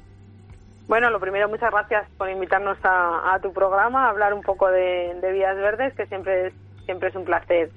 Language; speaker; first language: Spanish; native; Spanish